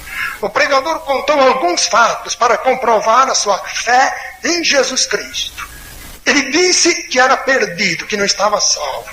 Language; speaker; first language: Portuguese; native; Portuguese